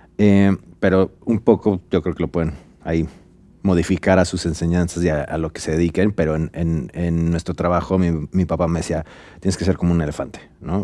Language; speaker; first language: Spanish; native; Spanish